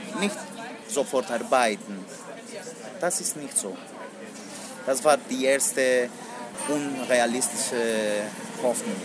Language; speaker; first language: German; non-native, learner; Greek